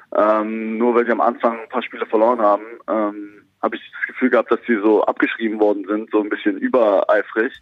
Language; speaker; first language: German; native; German